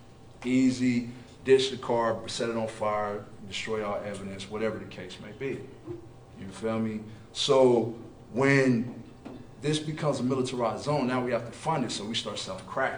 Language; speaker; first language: English; native; English